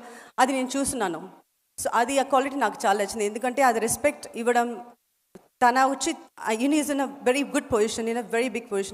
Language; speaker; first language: Telugu; non-native, learner; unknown